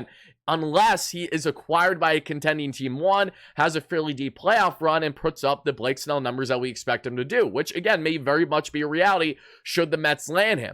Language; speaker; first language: English; native; English